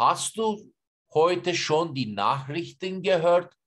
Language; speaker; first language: German; non-native, fluent; Turkish